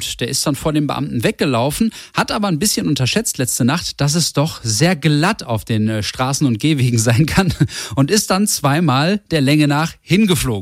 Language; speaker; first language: German; native; German